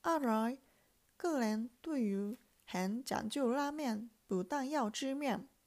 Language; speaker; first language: Chinese; non-native, fluent; Japanese